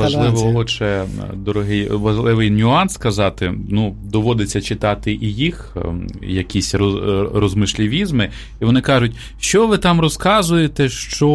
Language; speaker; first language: Polish; non-native, learner; Ukrainian